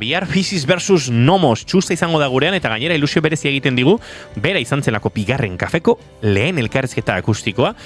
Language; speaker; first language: Basque; native; Basque